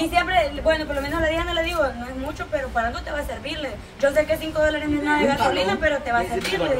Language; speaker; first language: Spanish; native; Spanish